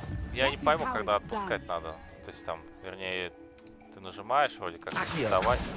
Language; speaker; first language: Russian; native; Russian